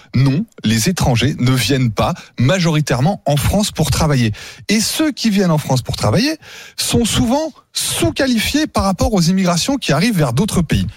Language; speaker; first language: French; native; French